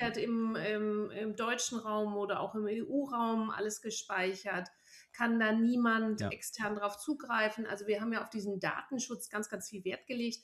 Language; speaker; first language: German; native; German